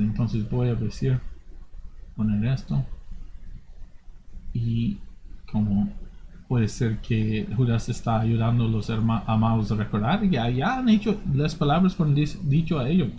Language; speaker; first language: Spanish; non-native, fluent; English